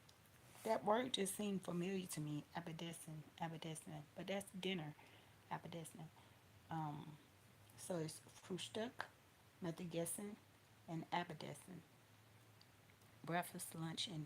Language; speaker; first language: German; non-native, learner; English